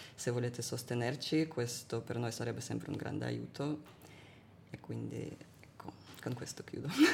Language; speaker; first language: Italian; non-native, fluent; Russian